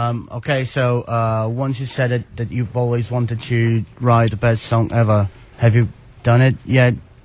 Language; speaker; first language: English; non-native, fluent; Portuguese